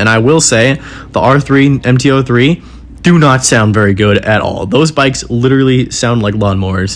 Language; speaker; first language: English; native; English